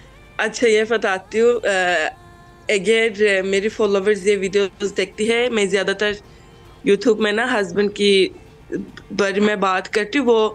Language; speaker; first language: Hindi; non-native, fluent; Turkish